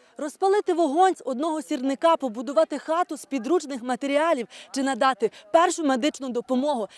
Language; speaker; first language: Ukrainian; native; Ukrainian